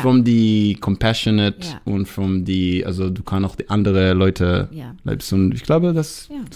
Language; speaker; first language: German; non-native, learner; Hebrew